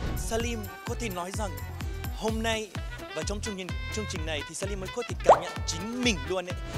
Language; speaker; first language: Vietnamese; non-native, fluent; Arabic